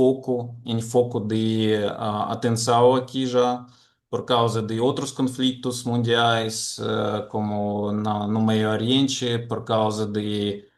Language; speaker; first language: Portuguese; non-native, fluent; Ukrainian